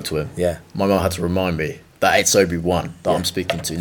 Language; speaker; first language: English; native; English